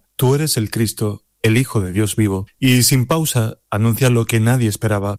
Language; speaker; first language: Spanish; native; Spanish